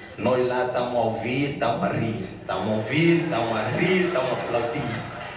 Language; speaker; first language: Portuguese; native; Portuguese